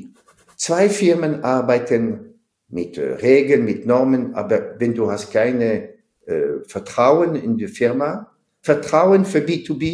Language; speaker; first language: German; non-native, fluent; French